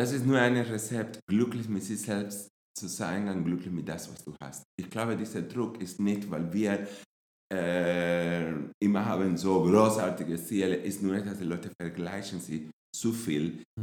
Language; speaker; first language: German; non-native, fluent; Spanish